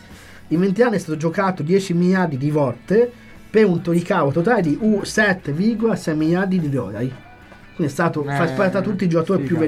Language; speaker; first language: Italian; native; Italian